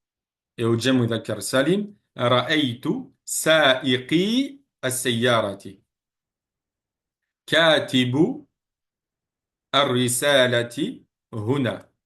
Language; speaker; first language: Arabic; non-native, fluent; French